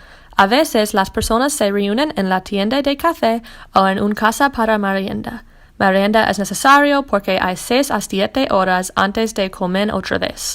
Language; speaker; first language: Spanish; non-native, learner; English